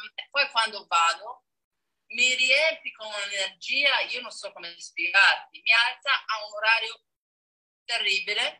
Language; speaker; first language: Italian; non-native, fluent; Danish